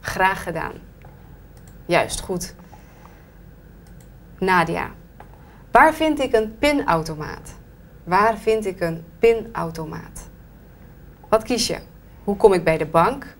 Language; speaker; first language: Dutch; native; Dutch